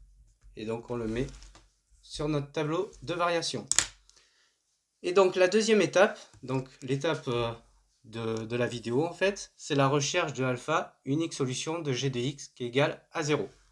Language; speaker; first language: French; native; French